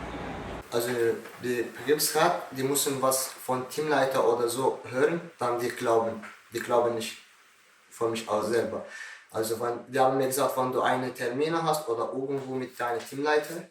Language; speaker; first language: German; non-native, learner; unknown